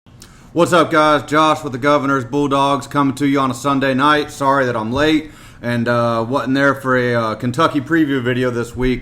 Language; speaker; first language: English; native; English